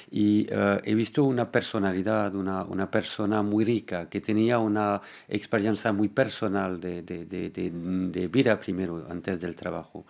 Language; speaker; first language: Spanish; non-native, fluent; French